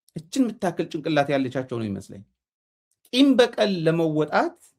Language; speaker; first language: Amharic; non-native, local second language; Tigrinya